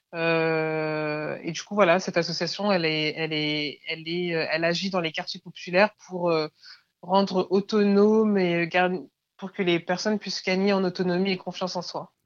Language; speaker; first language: French; native; French